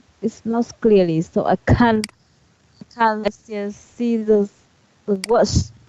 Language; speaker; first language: English; non-native, learner; Vietnamese